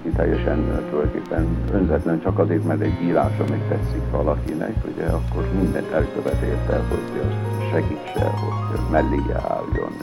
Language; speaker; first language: Hungarian; native; Hungarian